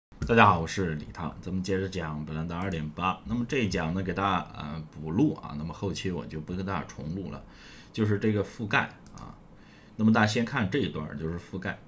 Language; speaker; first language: Chinese; native; Chinese